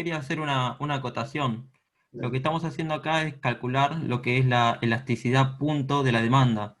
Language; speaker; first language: Spanish; native; Spanish